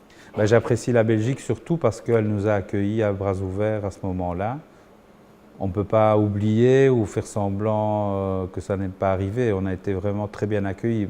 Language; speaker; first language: French; early bilingual, other home language; Spanish